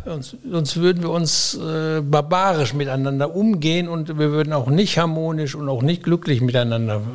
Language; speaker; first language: German; native; German